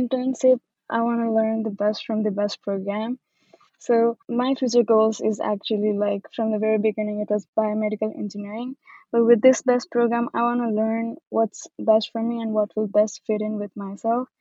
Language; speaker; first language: English; non-native, local second language; Nepali